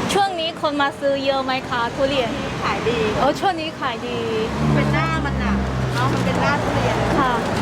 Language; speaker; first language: Thai; native; Thai